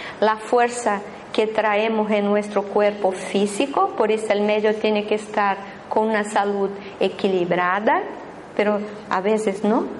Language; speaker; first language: Spanish; non-native, fluent; Portuguese